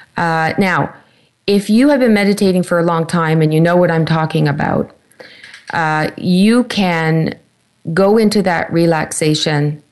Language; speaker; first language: English; native; English